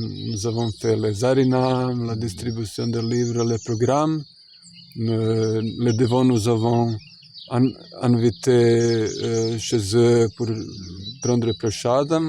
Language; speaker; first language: French; non-native, fluent; Croatian